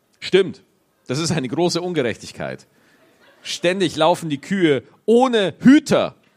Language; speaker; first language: German; native; German